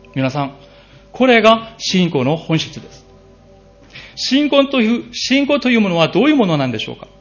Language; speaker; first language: Japanese; non-native, fluent; Korean